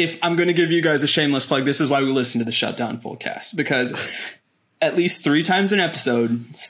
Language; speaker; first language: English; native; English